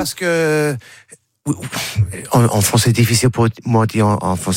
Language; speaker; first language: French; non-native, learner; English